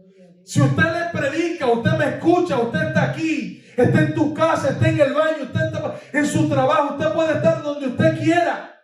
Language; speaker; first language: Spanish; native; Spanish